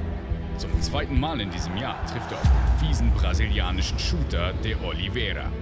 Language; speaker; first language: German; native; German